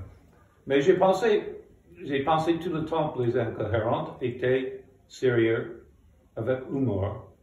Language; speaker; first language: French; non-native, fluent; English